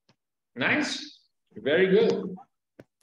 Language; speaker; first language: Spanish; native; Spanish